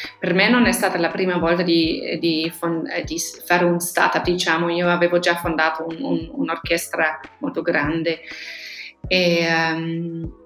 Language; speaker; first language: Italian; non-native, fluent; German